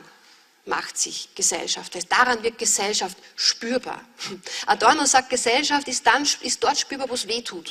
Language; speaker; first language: German; native; German